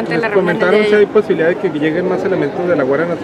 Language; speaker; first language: Spanish; native; Spanish